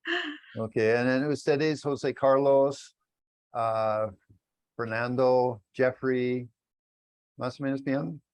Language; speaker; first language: Spanish; non-native, learner; English